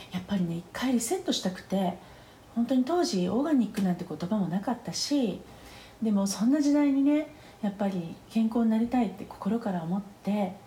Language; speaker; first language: Japanese; native; Japanese